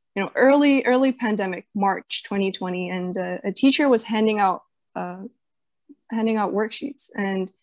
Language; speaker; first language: English; early bilingual, other home language; Chinese